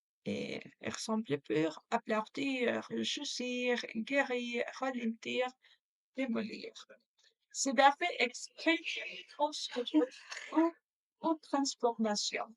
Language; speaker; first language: French; non-native, learner; Spanish